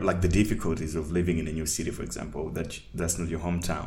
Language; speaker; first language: English; non-native, local second language; Nyanja